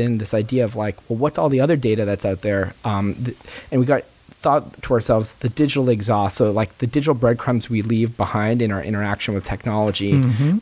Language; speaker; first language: English; native; English